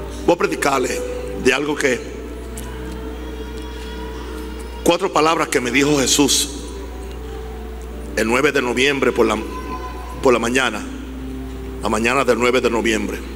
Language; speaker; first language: Spanish; native; Spanish